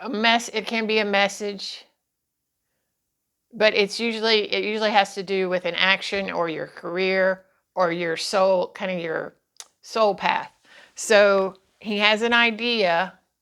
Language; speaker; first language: English; native; English